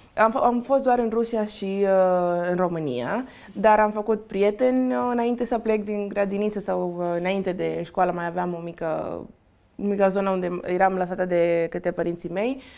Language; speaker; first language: Romanian; non-native, fluent; Spanish